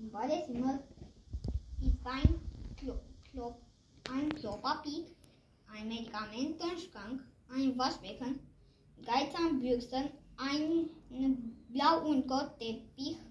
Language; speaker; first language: German; non-native, learner; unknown